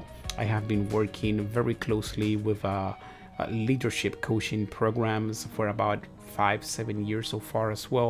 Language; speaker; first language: English; non-native, fluent; Spanish